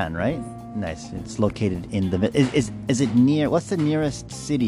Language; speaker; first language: English; native; English